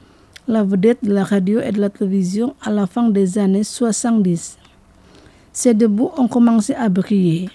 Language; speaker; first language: French; non-native, fluent; Indonesian